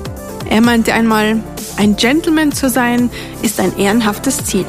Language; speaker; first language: German; native; German